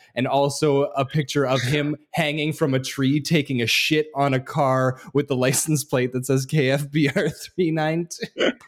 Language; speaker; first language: English; native; English